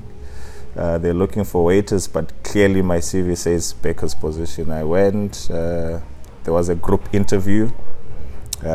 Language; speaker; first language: English; non-native, local second language; Shona